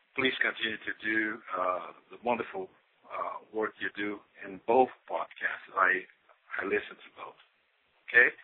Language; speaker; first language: English; non-native, fluent; Portuguese